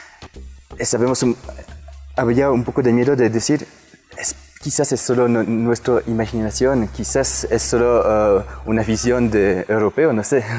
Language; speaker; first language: Spanish; non-native, fluent; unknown